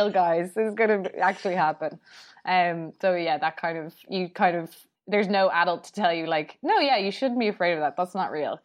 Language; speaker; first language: English; native; English